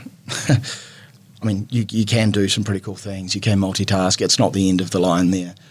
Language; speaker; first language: English; native; English